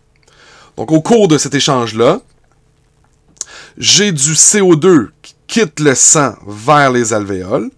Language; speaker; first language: French; native; French